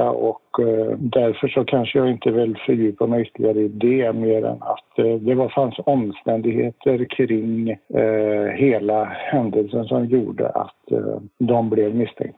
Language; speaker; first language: Swedish; native; Swedish